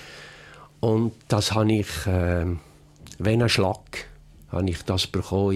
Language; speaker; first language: German; native; German